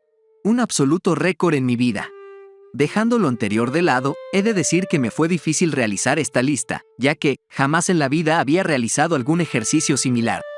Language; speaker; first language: Spanish; native; Spanish